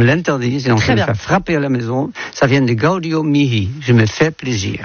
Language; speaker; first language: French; non-native, fluent; Dutch